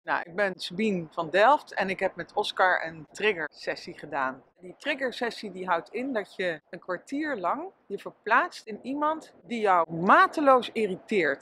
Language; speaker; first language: Dutch; native; Dutch